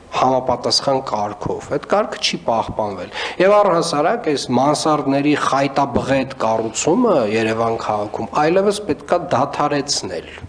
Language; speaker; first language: Armenian; native; Armenian